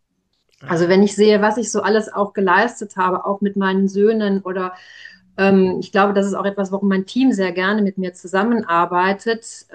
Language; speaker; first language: German; native; German